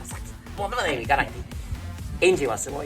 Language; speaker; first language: Japanese; non-native, fluent; English